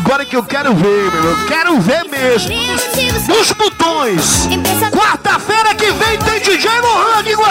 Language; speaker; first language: Portuguese; native; Portuguese